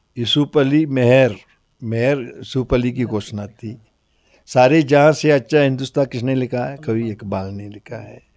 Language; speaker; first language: Hindi; non-native, local second language; Marathi